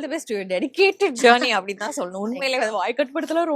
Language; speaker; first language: Tamil; native; Tamil